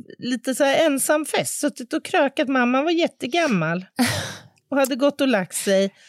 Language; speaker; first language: Swedish; native; Swedish